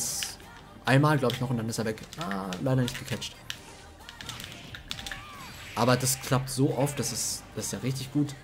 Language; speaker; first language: German; native; German